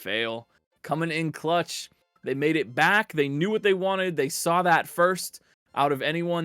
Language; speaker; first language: English; native; English